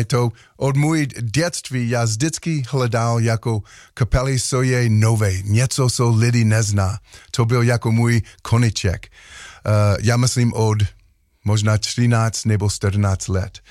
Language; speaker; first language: Czech; non-native, learner; English